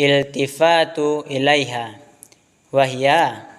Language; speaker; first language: Arabic; non-native, learner; Indonesian